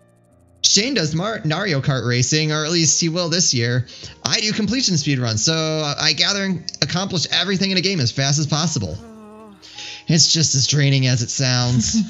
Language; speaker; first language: English; native; English